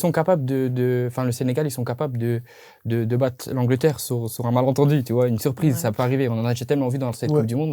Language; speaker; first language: French; native; French